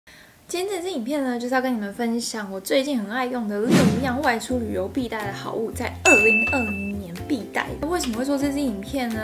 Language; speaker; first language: Chinese; native; Chinese